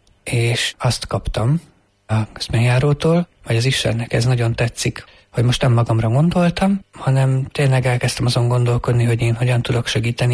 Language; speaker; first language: Hungarian; native; Hungarian